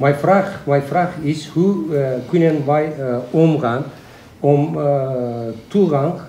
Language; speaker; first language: Dutch; non-native, learner; Azerbaijani